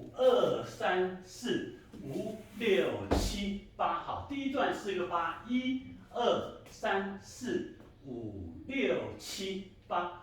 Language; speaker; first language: Chinese; native; Chinese